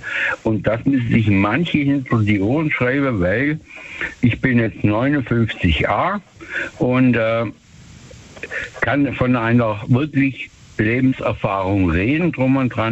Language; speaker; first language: German; native; German